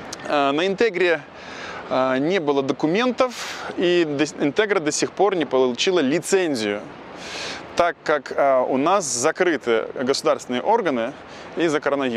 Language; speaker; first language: Russian; native; Russian